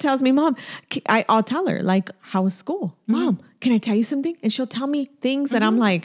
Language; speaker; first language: English; early bilingual, other home language; Spanish